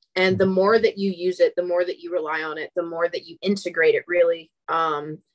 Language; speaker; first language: English; native; English